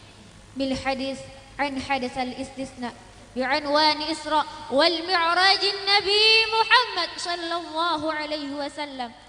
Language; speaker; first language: Arabic; non-native, learner; Indonesian